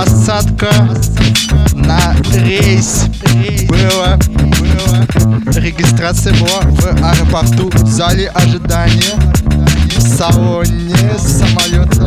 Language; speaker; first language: Russian; non-native, learner; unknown